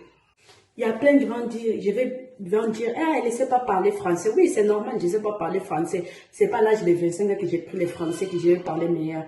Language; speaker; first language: French; non-native, learner; Portuguese